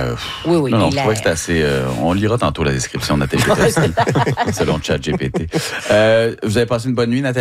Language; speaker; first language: French; native; French